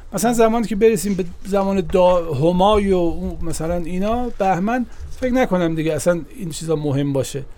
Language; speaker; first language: Persian; native; Persian